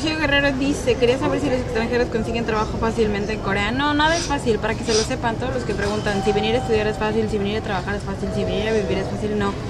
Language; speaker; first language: Spanish; native; Spanish